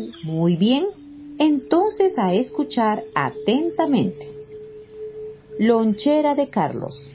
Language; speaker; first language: Spanish; native; Spanish